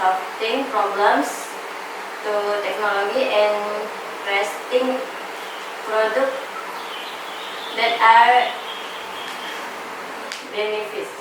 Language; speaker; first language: English; non-native, learner; Indonesian